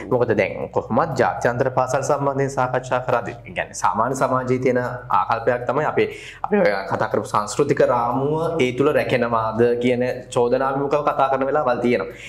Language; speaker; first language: Sinhala; native; Sinhala